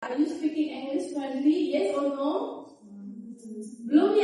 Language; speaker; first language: English; non-native, fluent; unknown